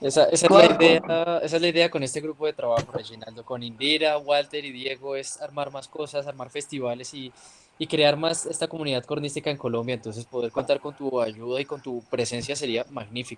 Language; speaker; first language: Spanish; native; Spanish